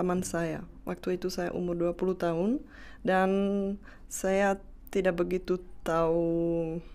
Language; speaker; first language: Indonesian; non-native, fluent; Czech